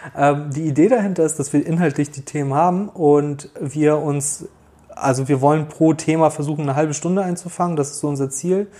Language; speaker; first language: German; early bilingual, other home language; Polish